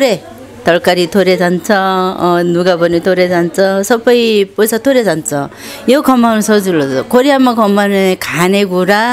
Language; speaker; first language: Nepali; non-native, learner; Korean